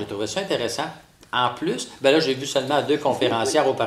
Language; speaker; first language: French; native; French